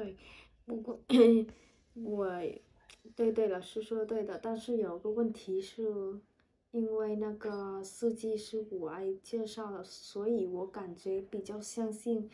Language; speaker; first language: Chinese; non-native, learner; Vietnamese